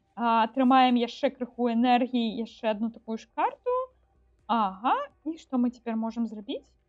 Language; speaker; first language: Belarusian; non-native, local second language; Russian